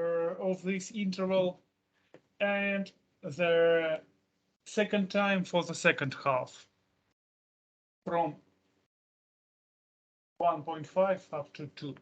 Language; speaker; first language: English; non-native, fluent; Russian